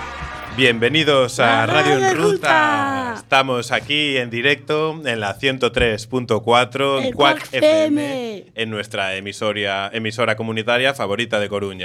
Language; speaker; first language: Spanish; native; Spanish